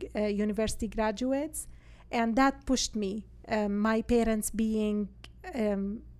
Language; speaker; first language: English; non-native, fluent; Arabic